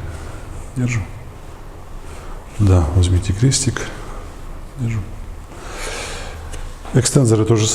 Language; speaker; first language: Russian; native; Russian